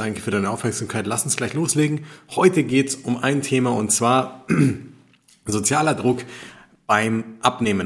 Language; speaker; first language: German; native; German